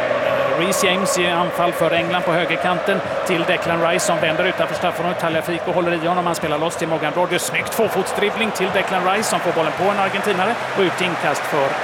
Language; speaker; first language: Swedish; native; Swedish